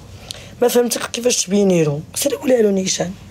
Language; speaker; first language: Arabic; native; Arabic